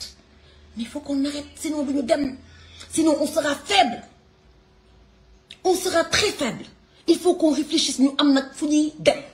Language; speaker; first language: French; non-native, local second language; Wolof